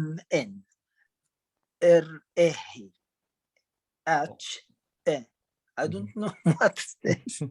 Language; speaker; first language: English; non-native, learner; Arabic